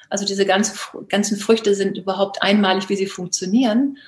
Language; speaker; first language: German; native; German